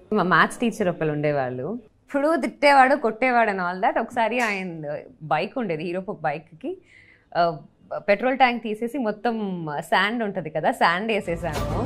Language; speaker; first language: Telugu; non-native, local second language; Kannada